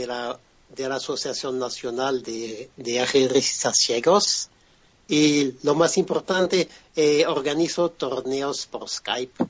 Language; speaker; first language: Spanish; non-native, fluent; French